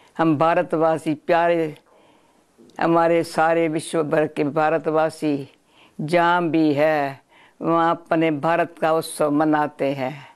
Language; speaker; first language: Urdu; non-native, local second language; Sindhi